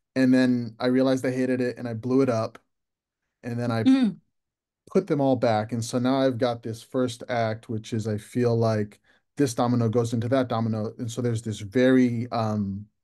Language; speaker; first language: English; native; English